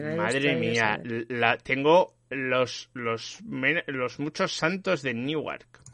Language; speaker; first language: Spanish; native; Spanish